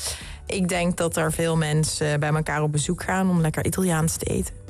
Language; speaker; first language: Dutch; native; Dutch